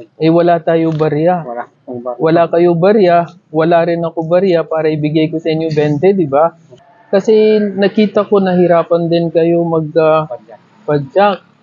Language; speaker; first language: Filipino; non-native, learner; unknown